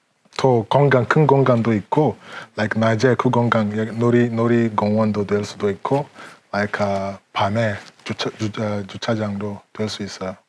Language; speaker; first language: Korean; non-native, learner; English